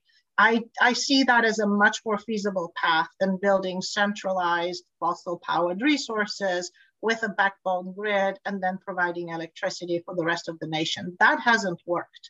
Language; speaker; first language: English; non-native, local second language; Bulgarian